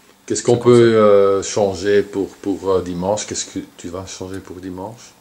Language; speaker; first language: French; non-native, local second language; Dutch